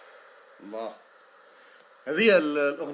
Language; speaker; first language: Arabic; native; Arabic